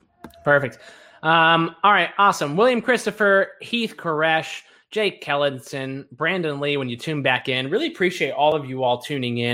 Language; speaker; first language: English; native; English